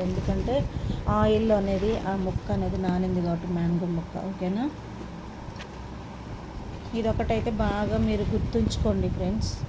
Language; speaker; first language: Telugu; native; Telugu